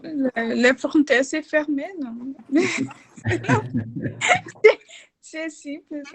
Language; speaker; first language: French; non-native, learner; Portuguese